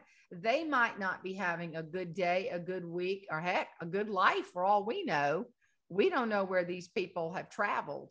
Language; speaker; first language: English; native; English